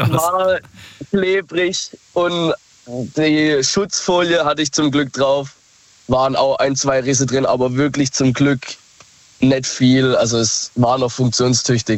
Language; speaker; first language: German; native; German